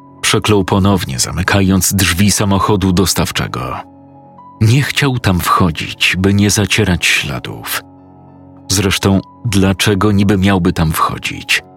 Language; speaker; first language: Polish; native; Polish